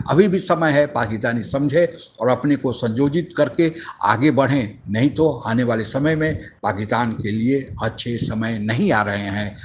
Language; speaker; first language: Hindi; native; Hindi